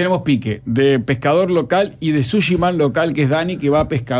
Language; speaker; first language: Spanish; native; Spanish